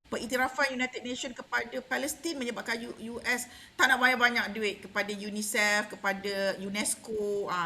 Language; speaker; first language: Malay; native; Malay